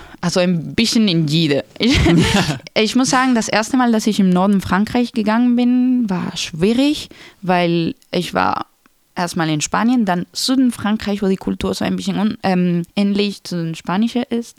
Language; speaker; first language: German; non-native, fluent; Spanish